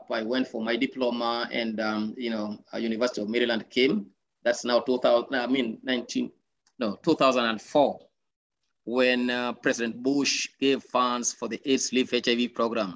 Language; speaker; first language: English; non-native, local second language; Luo (Kenya and Tanzania)